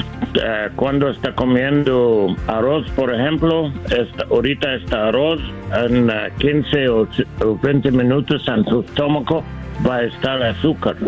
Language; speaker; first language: Spanish; non-native, learner; English